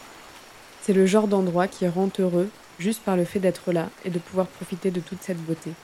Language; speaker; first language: French; native; French